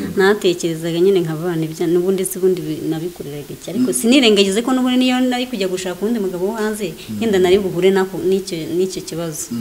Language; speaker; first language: Kinyarwanda; native; Kinyarwanda